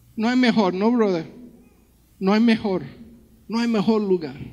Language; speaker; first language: Spanish; early bilingual, heritage; Spanish